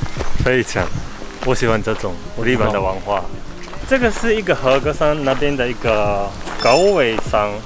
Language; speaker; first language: Chinese; non-native, fluent; Japanese